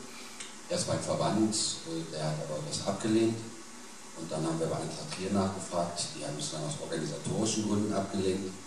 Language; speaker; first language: German; native; German